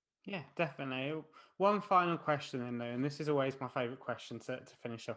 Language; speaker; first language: English; native; English